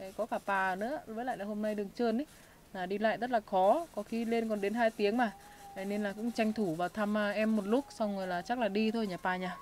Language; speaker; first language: Vietnamese; non-native, local second language; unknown